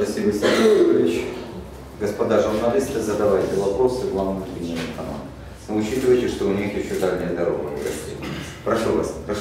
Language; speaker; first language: Russian; native; Russian